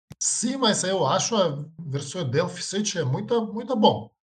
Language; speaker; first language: Portuguese; non-native, learner; Russian